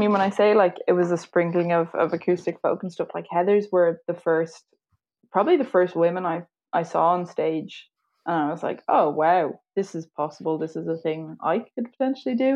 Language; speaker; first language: English; native; English